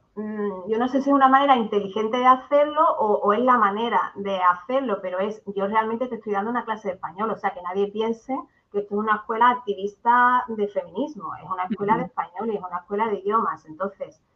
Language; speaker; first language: Spanish; native; Spanish